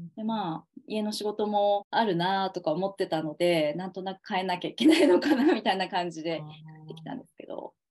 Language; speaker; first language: Japanese; native; Japanese